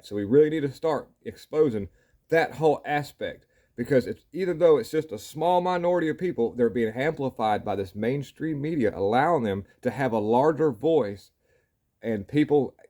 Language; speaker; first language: English; native; English